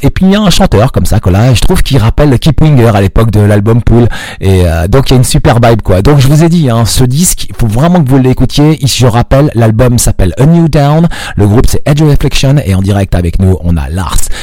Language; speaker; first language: French; non-native, local second language; Arabic